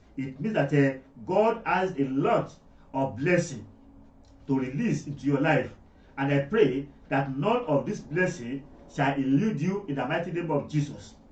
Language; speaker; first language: English; non-native, local second language; Yoruba